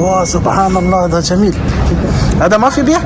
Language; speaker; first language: Arabic; non-native, learner; French